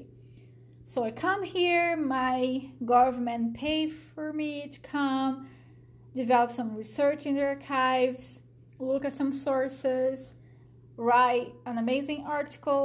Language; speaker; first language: English; non-native, fluent; Portuguese